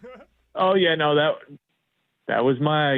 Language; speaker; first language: English; native; English